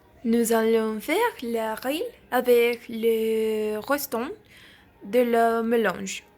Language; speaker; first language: French; non-native, learner; Spanish